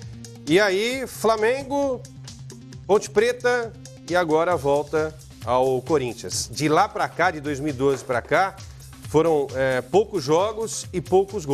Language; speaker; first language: Portuguese; native; Portuguese